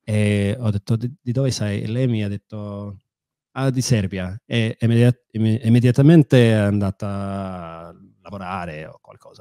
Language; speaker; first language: Italian; non-native, fluent; English